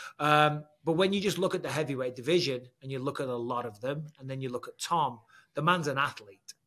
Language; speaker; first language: English; native; English